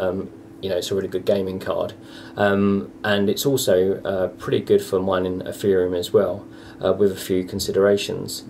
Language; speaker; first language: English; native; English